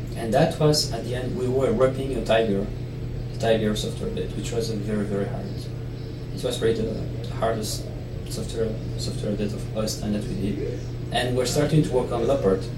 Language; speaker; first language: English; non-native, fluent; Italian